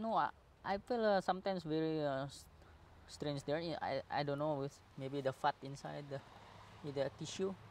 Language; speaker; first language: English; non-native, learner; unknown